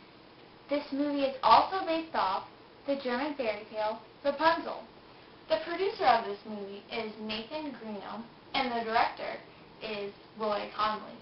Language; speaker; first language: English; native; English